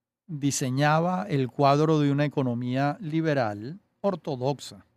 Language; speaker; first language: Spanish; native; Spanish